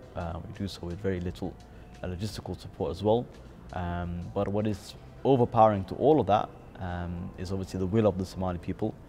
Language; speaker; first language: English; native; English